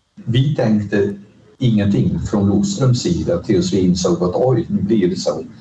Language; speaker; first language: Swedish; non-native, fluent; Dutch